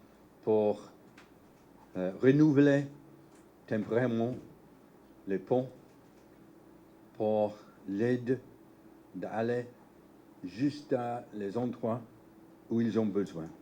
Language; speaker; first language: French; non-native, learner; English